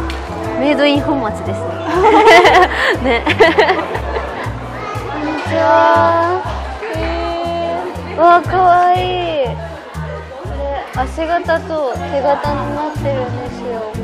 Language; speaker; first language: Japanese; native; Japanese